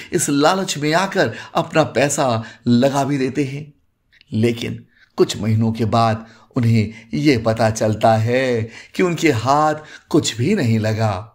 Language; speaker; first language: Hindi; native; Hindi